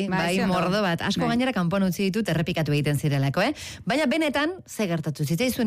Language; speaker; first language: Basque; native; Basque